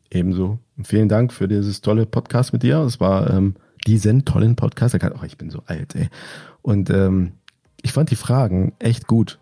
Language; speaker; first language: German; early bilingual, other home language; Turkish